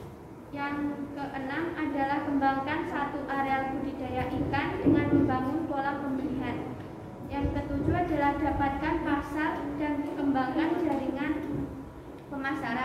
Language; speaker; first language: Indonesian; native; Indonesian